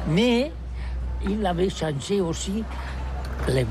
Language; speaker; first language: French; non-native, learner; Catalan